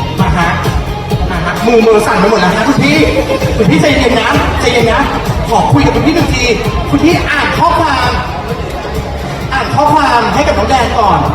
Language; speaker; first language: Thai; native; Thai